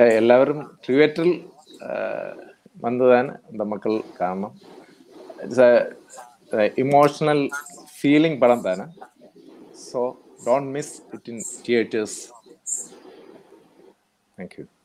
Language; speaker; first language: Tamil; non-native, learner; Malayalam